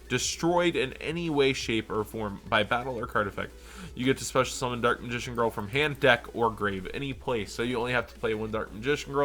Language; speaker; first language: English; native; English